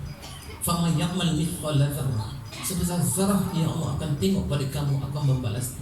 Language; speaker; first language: Malay; native; Malay